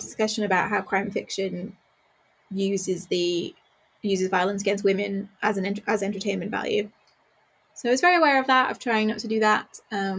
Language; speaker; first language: English; native; English